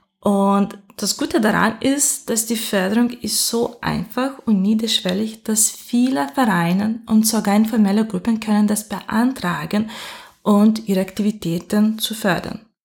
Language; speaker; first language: German; non-native, fluent; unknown